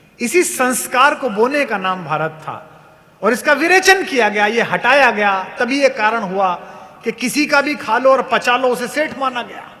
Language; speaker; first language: Hindi; native; Hindi